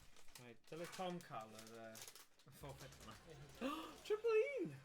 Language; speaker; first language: Welsh; native; Welsh